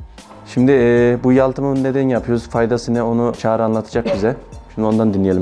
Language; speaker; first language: Turkish; native; Turkish